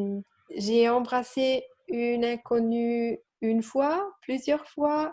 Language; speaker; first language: French; non-native, learner; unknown